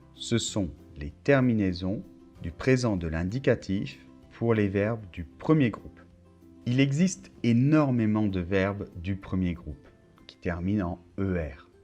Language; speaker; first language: French; native; French